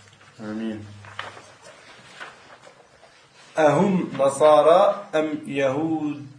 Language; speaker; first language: Arabic; non-native, learner; French